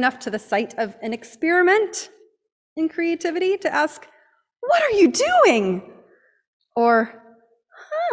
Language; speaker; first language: English; native; English